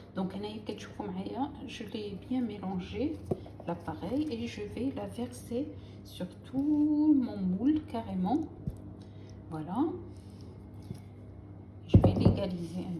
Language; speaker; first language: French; non-native, local second language; Arabic